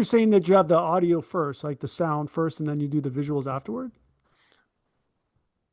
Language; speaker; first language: English; native; English